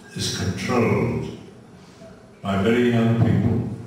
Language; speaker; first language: English; native; English